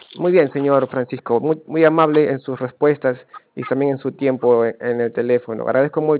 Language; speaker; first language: Spanish; native; Spanish